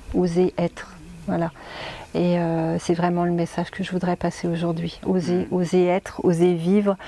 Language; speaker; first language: French; native; French